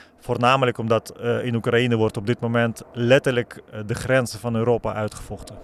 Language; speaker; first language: Dutch; non-native, fluent; Russian